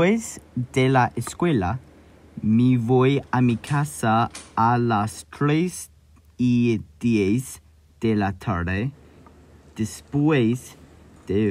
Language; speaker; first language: Spanish; non-native, learner; English